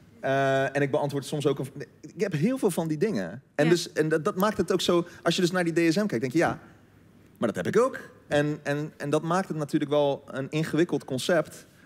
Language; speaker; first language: Dutch; native; Dutch